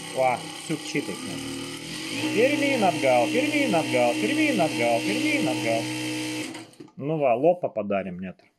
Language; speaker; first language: Lithuanian; non-native, local second language; Russian